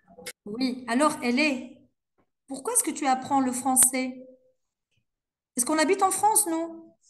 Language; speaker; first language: French; non-native, local second language; Arabic